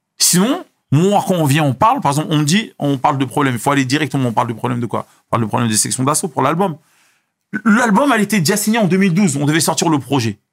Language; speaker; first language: French; early bilingual, other home language; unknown